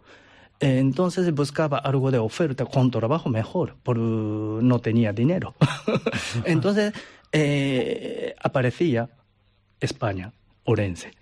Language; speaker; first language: Spanish; non-native, learner; Japanese